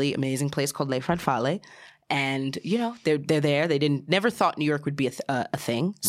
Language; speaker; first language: English; early bilingual, other home language; Spanish